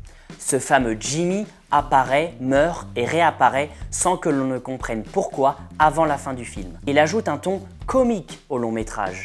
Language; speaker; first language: French; native; French